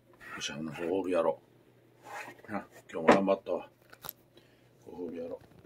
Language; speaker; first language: Japanese; native; Japanese